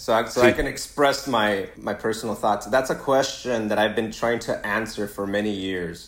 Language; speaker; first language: English; early bilingual, other home language; Spanish